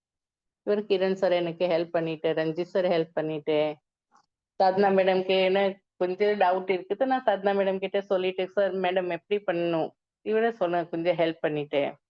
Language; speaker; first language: Tamil; non-native, learner; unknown